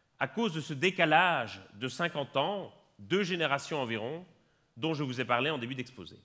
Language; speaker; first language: French; native; French